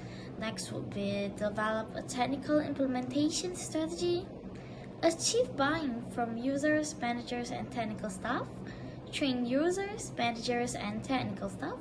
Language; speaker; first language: English; non-native, local second language; Malay